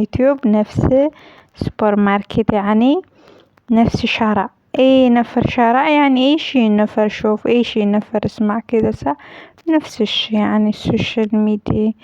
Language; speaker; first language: Arabic; non-native, learner; Amharic